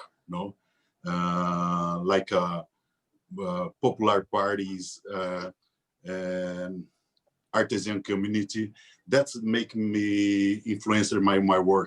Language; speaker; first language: English; non-native, learner; Portuguese